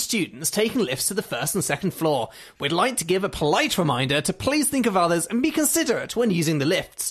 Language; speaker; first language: English; native; English